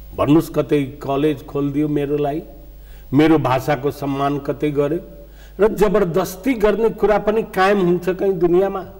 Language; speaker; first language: Nepali; non-native, local second language; Maithili